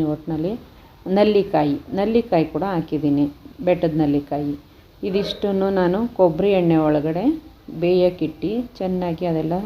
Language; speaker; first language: Kannada; native; Kannada